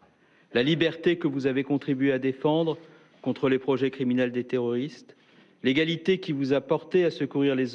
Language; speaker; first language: French; native; French